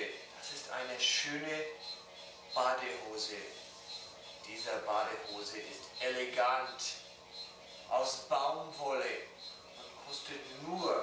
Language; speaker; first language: German; non-native, learner; English